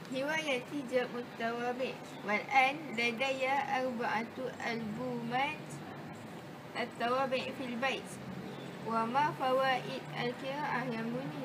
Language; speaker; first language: Arabic; non-native, learner; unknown